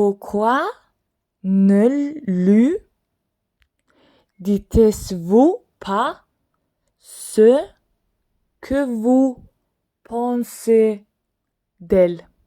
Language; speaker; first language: French; non-native, fluent; Swedish